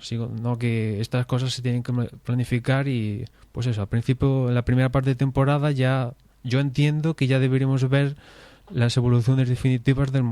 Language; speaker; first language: Spanish; native; Spanish